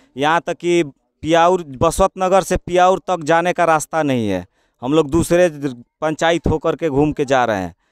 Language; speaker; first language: Hindi; native; Hindi